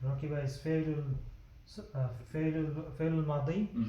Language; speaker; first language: Arabic; non-native, learner; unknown